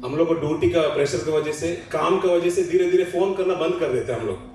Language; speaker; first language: Hindi; non-native, local second language; Telugu